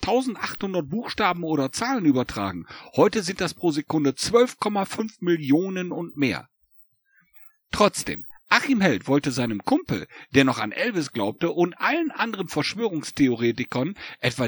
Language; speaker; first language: German; native; German